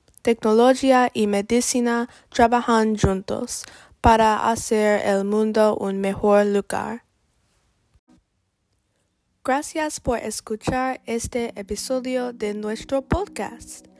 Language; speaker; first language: Spanish; non-native, learner; English